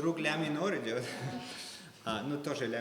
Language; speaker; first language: Russian; early bilingual, heritage; Russian